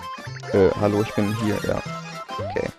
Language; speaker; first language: German; native; German